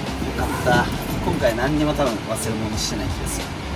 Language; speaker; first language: Japanese; native; Japanese